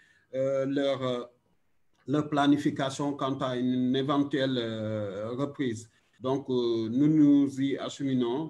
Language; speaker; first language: French; non-native, local second language; Wolof